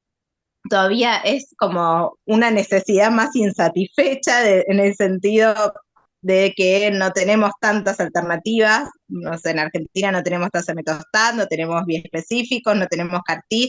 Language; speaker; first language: Spanish; native; Spanish